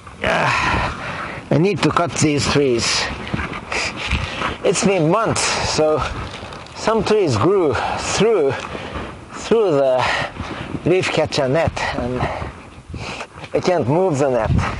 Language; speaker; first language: English; non-native, fluent; Japanese